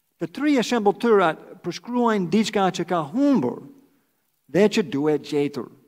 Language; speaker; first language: Albanian; non-native, fluent; English